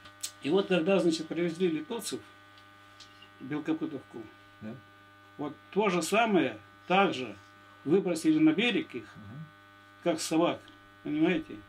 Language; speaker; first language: Russian; native; Russian